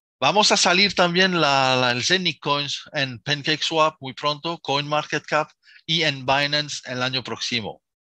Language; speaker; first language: Spanish; non-native, fluent; Arabic